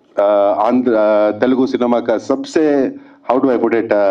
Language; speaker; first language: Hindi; non-native, fluent; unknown